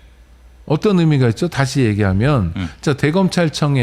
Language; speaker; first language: Korean; native; Korean